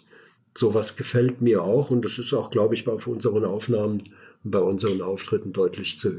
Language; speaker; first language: German; native; German